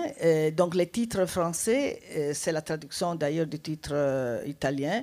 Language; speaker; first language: French; non-native, fluent; Italian